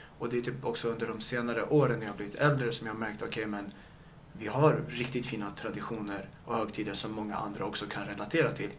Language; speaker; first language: Swedish; early bilingual, other home language; Kurdish